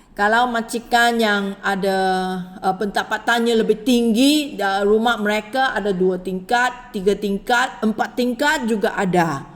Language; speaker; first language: Malay; non-native, local second language; Chinese